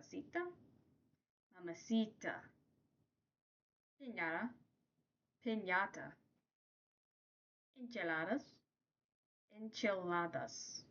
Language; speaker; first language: Spanish; non-native, learner; English